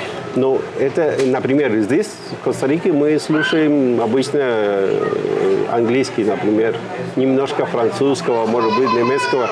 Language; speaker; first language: Russian; non-native, fluent; Spanish